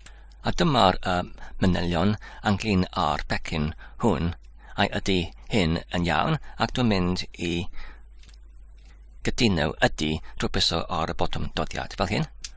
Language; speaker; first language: Welsh; non-native, fluent; English